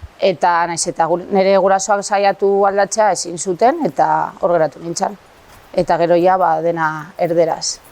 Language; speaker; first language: Basque; non-native, local second language; Spanish